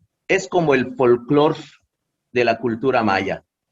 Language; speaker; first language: Spanish; non-native, local second language; Yucateco